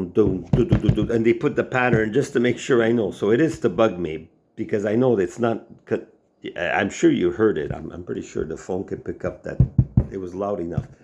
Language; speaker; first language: English; non-native, local second language; French